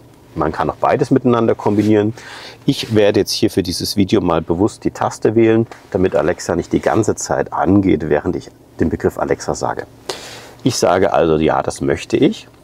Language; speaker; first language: German; native; German